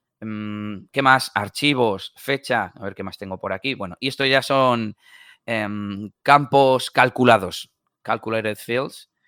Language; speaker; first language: Spanish; native; Spanish